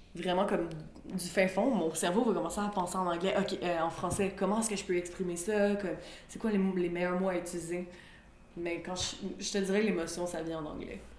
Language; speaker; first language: French; native; French